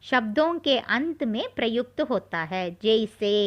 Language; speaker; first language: Hindi; non-native, local second language; Tamil